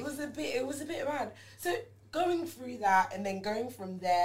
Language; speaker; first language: English; non-native, local second language; Yoruba